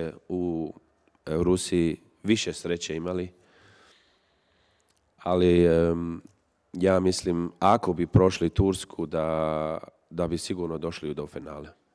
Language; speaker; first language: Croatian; early bilingual, heritage; Croatian